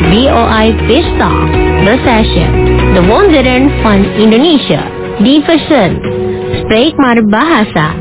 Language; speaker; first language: Dutch; non-native, learner; Indonesian